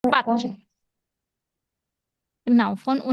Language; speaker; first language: German; non-native, fluent; Indonesian